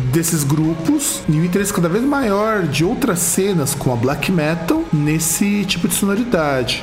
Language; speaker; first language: Portuguese; native; Portuguese